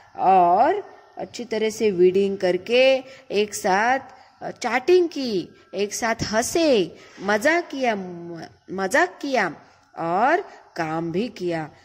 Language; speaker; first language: Hindi; non-native, local second language; Marathi